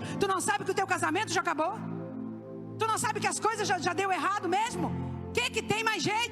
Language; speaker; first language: Portuguese; native; Portuguese